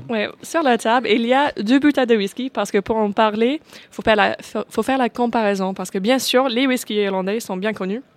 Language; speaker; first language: French; non-native, fluent; English